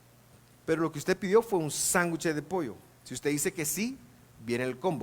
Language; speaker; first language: Spanish; native; Spanish